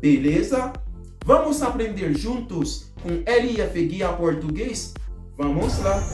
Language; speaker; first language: Portuguese; non-native, learner; Haitian Creole